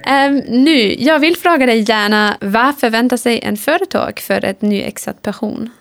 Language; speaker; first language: Swedish; non-native, fluent; German